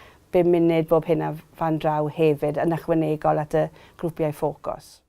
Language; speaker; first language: Welsh; native; Welsh